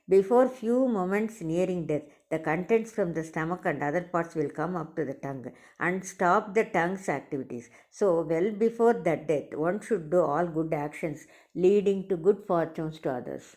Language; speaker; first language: English; non-native, local second language; Tamil